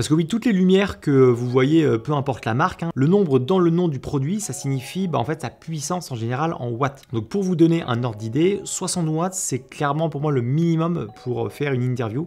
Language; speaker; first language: French; native; French